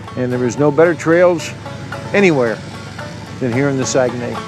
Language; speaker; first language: English; native; English